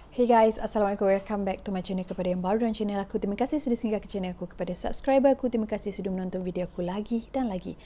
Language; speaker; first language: Malay; native; Malay